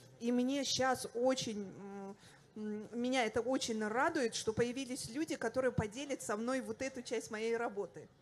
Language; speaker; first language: Russian; non-native, local second language; Avaric